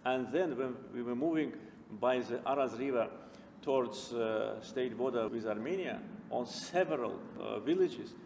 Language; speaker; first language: English; non-native, fluent; Azerbaijani